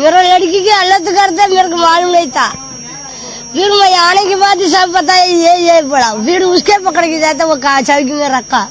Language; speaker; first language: Hindi; non-native, local second language; Tamil